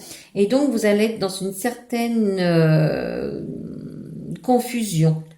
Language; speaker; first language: French; native; French